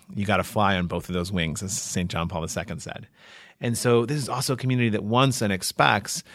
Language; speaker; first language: English; native; English